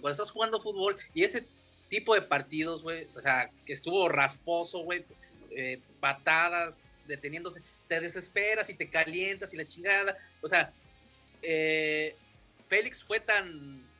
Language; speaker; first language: Spanish; native; Spanish